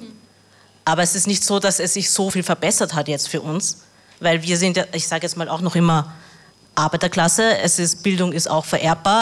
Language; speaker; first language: German; early bilingual, other home language; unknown